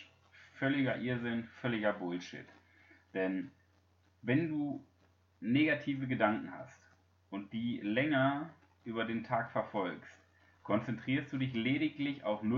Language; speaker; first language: German; native; German